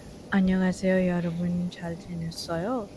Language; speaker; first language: Korean; non-native, fluent; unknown